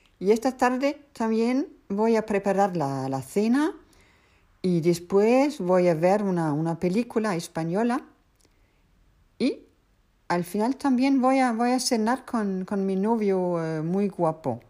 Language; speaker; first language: Spanish; non-native, learner; Danish